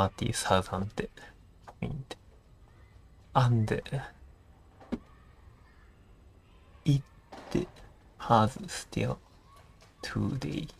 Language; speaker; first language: English; non-native, learner; Japanese